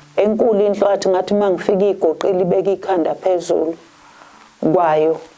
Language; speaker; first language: Zulu; native; Zulu